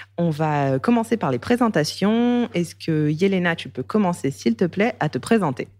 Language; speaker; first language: French; native; French